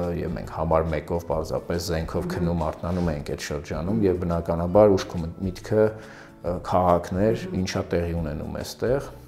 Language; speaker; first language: Armenian; early bilingual, other home language; Russian